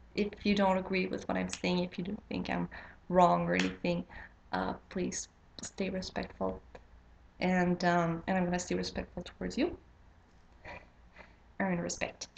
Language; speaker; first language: English; non-native, fluent; French